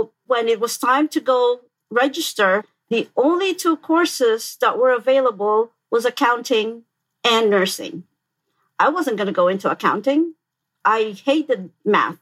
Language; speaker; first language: English; non-native, local second language; Filipino